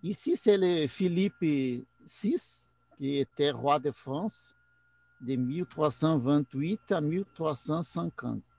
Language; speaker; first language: French; non-native, learner; Portuguese